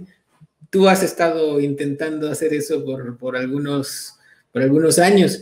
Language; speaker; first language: Spanish; native; Spanish